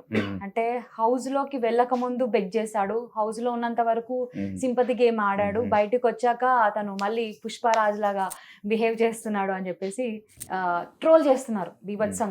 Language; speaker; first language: Telugu; native; Telugu